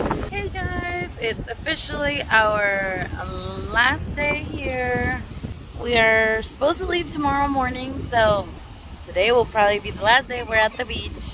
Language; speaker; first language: English; early bilingual, other home language; Spanish